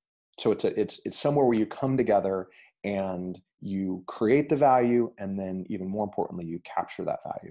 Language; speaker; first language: English; native; English